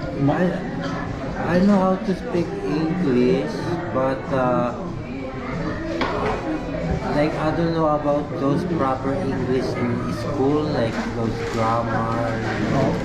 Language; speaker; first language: English; non-native, local second language; Filipino